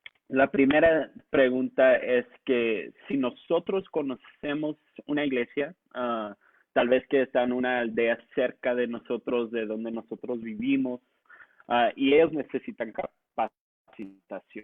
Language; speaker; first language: Spanish; non-native, local second language; English